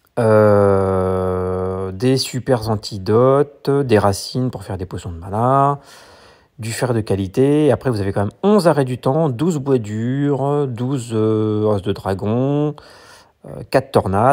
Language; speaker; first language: French; native; French